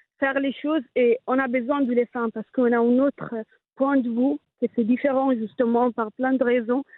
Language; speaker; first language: French; non-native, fluent; Italian